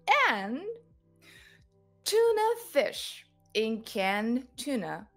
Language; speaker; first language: English; non-native, fluent; Japanese